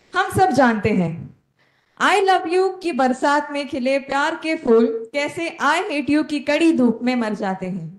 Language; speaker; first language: Hindi; non-native, local second language; Konkani